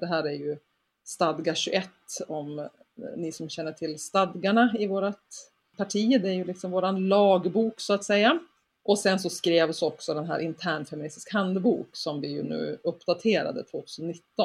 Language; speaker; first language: Swedish; native; Swedish